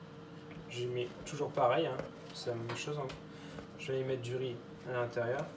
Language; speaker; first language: French; native; French